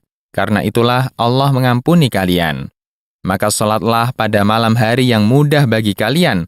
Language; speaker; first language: Indonesian; native; Indonesian